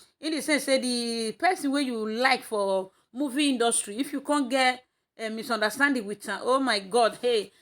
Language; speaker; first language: Nigerian Pidgin; native; Nigerian Pidgin